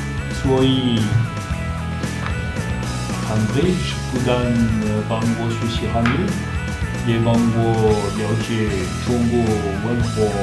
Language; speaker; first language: Chinese; non-native, fluent; French